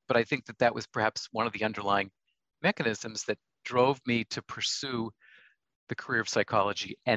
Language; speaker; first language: English; native; English